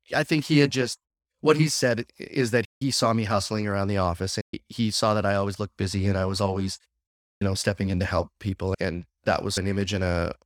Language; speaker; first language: English; native; English